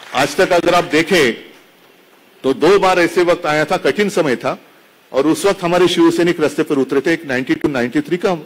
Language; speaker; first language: Hindi; non-native, local second language; Marathi